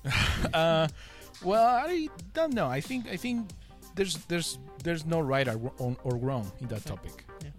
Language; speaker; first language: English; non-native, fluent; Spanish